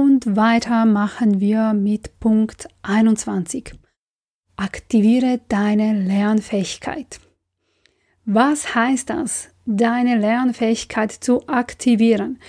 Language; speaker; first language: German; non-native, fluent; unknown